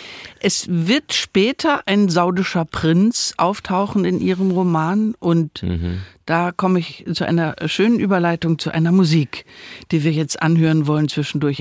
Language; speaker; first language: German; native; German